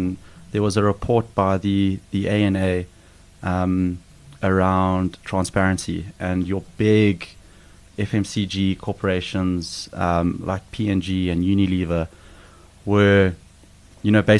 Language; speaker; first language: English; native; English